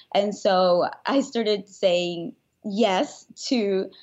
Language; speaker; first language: English; non-native, fluent; Spanish